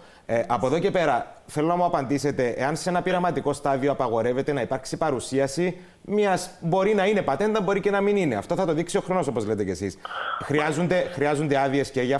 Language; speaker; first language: Greek; native; Greek